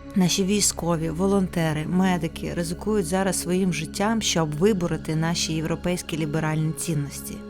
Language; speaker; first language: Ukrainian; non-native, local second language; Russian